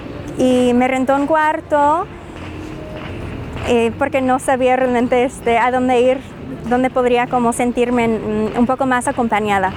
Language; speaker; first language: Spanish; non-native, fluent; English